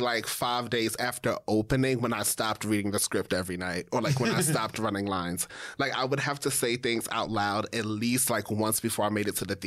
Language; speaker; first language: English; native; English